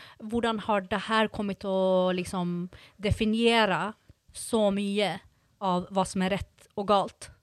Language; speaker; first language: Norwegian; non-native, fluent; Swedish